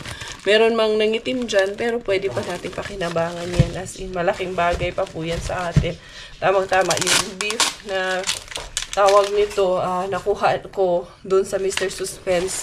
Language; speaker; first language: Filipino; non-native, local second language; Cebuano